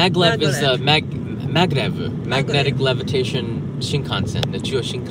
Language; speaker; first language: English; native; English